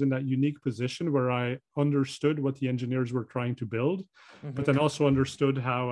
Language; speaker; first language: English; non-native, fluent; Dutch